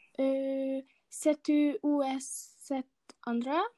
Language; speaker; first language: French; non-native, learner; Hungarian